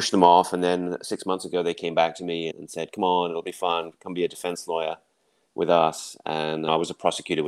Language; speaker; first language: English; native; English